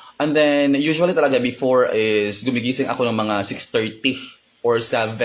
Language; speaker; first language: Filipino; non-native, local second language; Cebuano